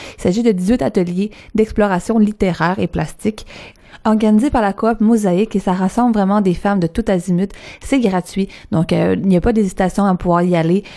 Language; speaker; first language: French; native; French